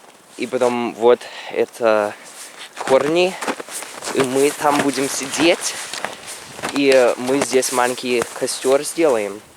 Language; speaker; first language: Russian; early bilingual, heritage; Russian